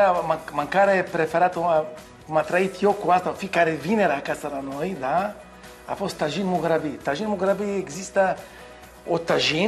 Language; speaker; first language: Romanian; non-native, learner; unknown